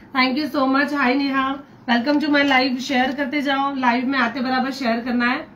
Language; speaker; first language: Hindi; non-native, local second language; Marathi